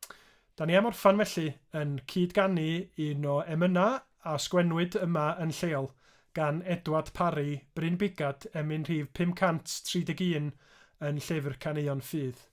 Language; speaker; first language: Welsh; native; Welsh